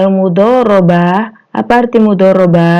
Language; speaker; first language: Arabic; non-native, learner; Indonesian